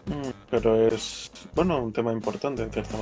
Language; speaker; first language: Spanish; native; Spanish